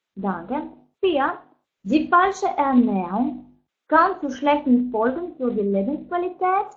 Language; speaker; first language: German; non-native, fluent; Russian